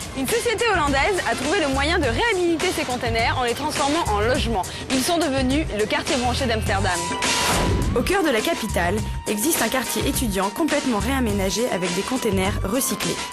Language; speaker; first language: French; native; French